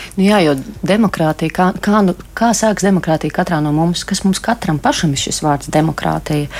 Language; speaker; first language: Latvian; native; Latvian